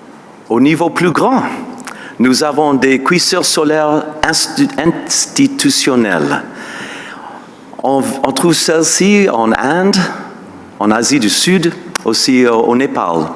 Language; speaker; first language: French; non-native, fluent; English